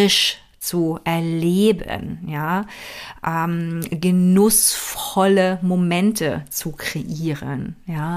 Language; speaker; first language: German; native; German